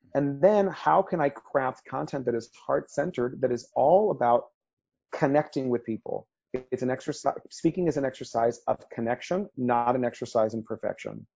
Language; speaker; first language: English; early bilingual, other home language; Spanish